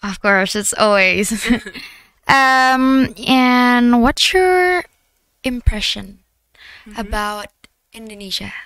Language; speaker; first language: English; non-native, learner; Indonesian